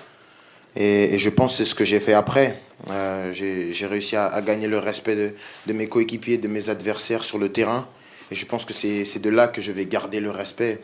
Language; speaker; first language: French; native; French